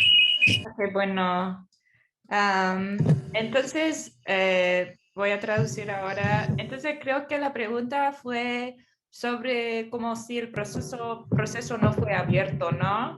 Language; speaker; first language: Spanish; non-native, fluent; English